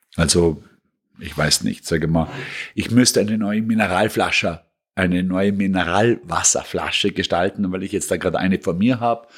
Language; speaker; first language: German; native; German